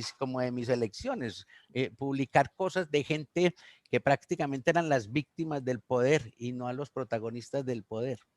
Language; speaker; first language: Spanish; native; Spanish